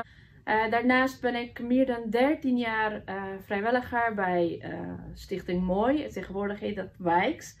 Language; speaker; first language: Dutch; non-native, fluent; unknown